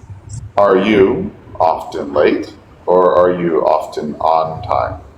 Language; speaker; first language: English; native; English